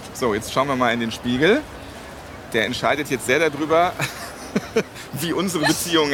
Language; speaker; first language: German; native; German